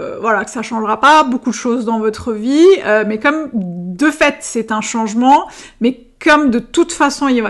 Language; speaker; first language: French; native; French